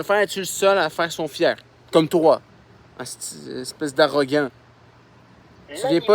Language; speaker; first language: French; native; French